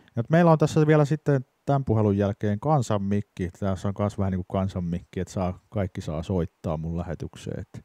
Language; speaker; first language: Finnish; native; Finnish